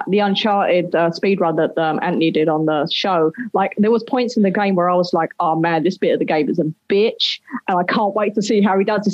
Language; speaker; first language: English; native; English